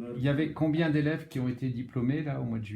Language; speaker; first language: French; native; French